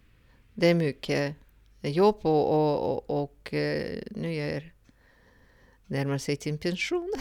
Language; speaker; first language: Swedish; non-native, fluent; Russian